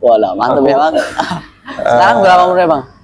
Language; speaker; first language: Indonesian; native; Indonesian